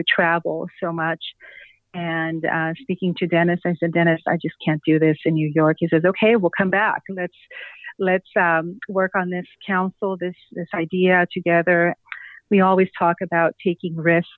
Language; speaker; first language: English; non-native, fluent; Spanish